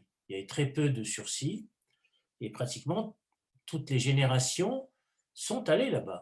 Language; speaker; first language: French; native; French